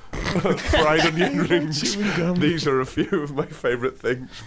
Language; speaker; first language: English; native; English